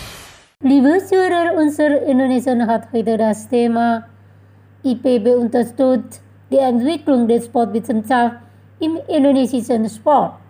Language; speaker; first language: German; non-native, fluent; Indonesian